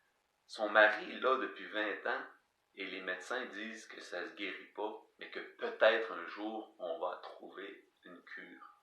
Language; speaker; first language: French; native; French